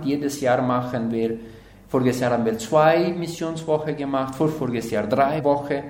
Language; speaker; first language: German; non-native, learner; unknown